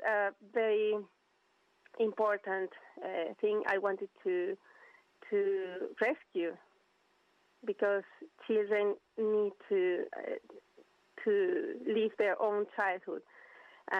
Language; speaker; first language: English; non-native, fluent; Spanish